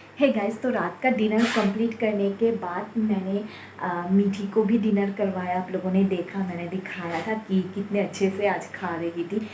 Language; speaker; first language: Hindi; non-native, local second language; Bangla